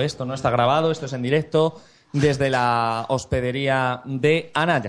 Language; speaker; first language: Spanish; native; Spanish